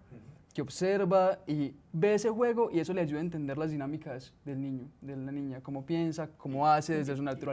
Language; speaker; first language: Spanish; native; Spanish